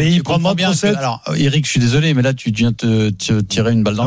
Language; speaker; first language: French; native; French